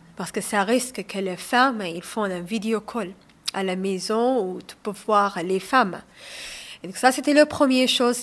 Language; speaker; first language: French; non-native, fluent; Arabic